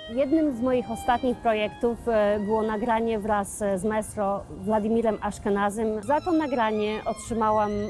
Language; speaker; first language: Polish; native; Polish